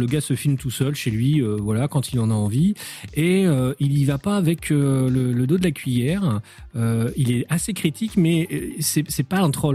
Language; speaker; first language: French; native; French